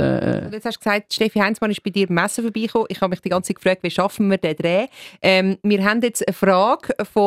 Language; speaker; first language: German; native; German